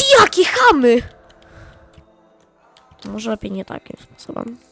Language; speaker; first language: Polish; native; Polish